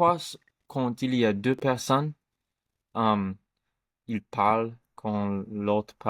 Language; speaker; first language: French; non-native, learner; English